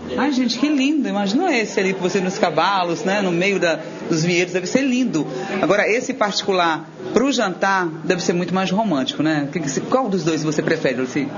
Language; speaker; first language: Portuguese; native; Portuguese